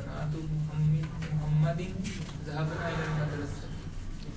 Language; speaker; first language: Arabic; non-native, learner; Urdu